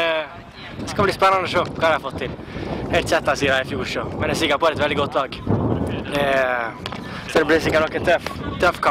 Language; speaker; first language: Norwegian; native; Norwegian